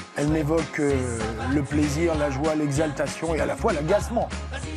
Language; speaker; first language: French; native; French